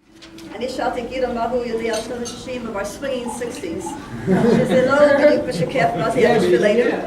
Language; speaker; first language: Hebrew; non-native, fluent; English